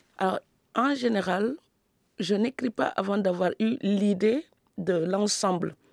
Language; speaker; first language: French; non-native, local second language; Serer